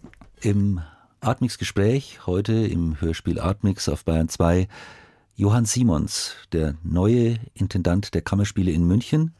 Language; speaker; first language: German; native; German